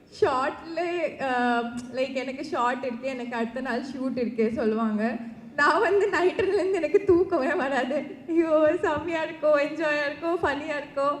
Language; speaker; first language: Tamil; non-native, learner; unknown